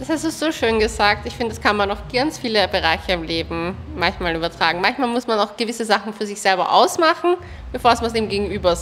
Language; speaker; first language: German; native; German